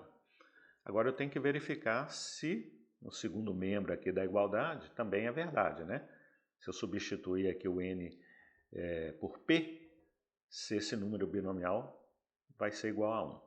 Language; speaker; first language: Portuguese; native; Portuguese